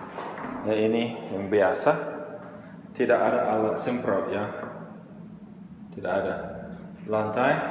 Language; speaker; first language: Indonesian; non-native, fluent; English